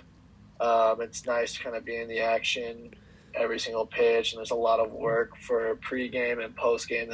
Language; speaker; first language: English; native; English